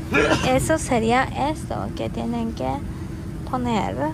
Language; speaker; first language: Spanish; non-native, learner; Japanese